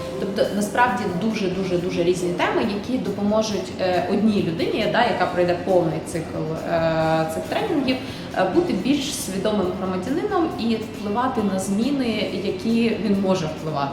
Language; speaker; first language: Ukrainian; native; Ukrainian